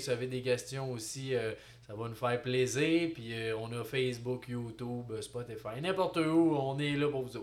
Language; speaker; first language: French; native; French